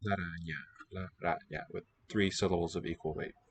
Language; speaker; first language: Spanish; non-native, learner; English